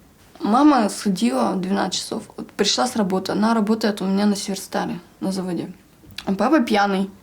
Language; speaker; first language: Russian; native; Russian